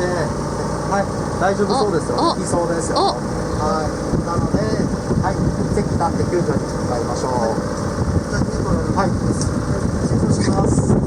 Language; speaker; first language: Japanese; native; Japanese